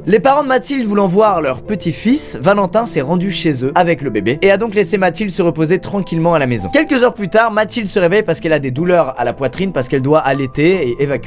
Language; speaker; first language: French; native; French